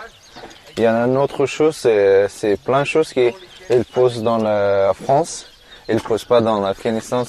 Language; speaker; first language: French; non-native, learner; Persian